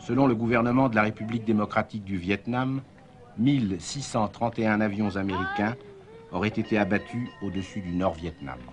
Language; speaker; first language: French; native; French